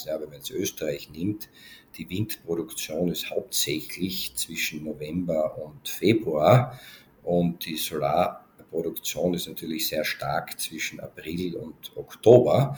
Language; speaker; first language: German; native; German